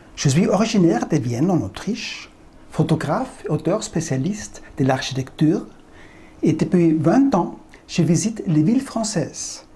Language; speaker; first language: French; non-native, learner; German